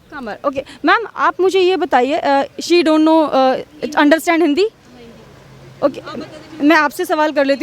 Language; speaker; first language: Hindi; native; Hindi